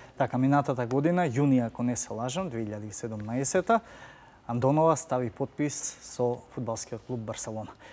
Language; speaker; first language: Macedonian; native; Macedonian